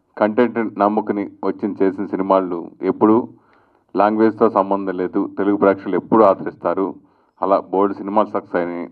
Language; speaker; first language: Telugu; native; Telugu